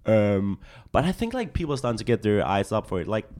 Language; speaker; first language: English; non-native, fluent; Danish